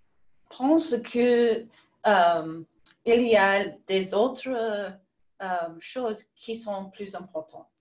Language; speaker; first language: French; non-native, learner; English